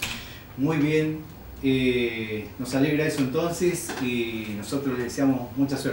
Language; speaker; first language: Spanish; native; Spanish